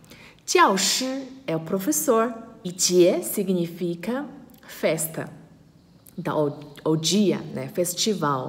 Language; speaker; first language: Portuguese; non-native, fluent; Chinese